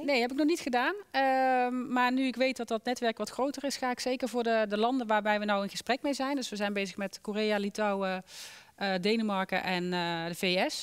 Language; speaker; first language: Dutch; native; Dutch